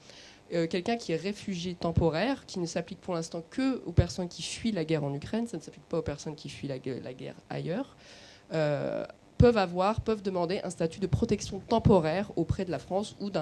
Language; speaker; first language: French; native; French